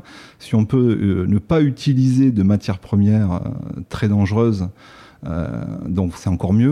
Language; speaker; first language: French; native; French